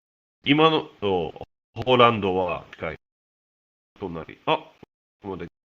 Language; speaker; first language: Japanese; non-native, learner; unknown